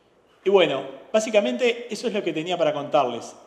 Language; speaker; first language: Spanish; native; Spanish